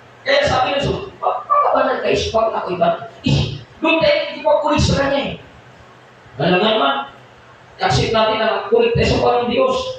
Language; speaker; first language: Filipino; non-native, local second language; Cebuano